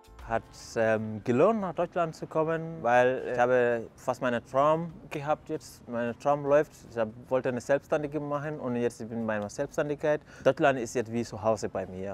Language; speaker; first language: German; non-native, fluent; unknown